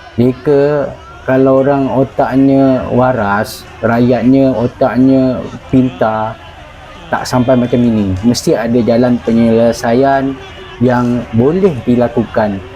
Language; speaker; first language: Malay; native; Malay